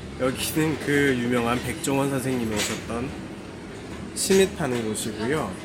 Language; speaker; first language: Korean; native; Korean